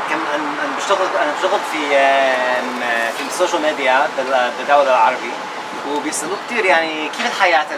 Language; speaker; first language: Arabic; non-native, learner; English